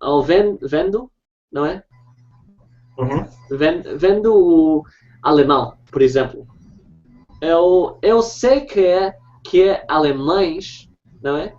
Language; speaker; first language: Portuguese; non-native, fluent; English